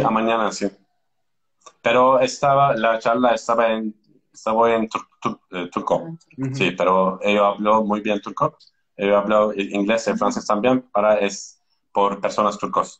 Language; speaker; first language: Spanish; non-native, learner; Turkish